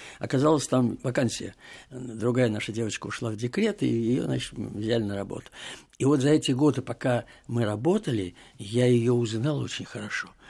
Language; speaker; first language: Russian; native; Russian